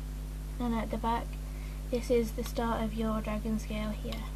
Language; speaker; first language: English; native; English